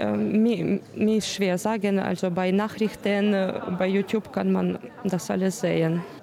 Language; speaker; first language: German; non-native, learner; Ukrainian